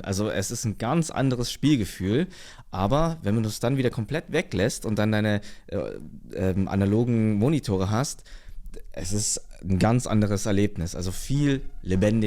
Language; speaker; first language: German; native; German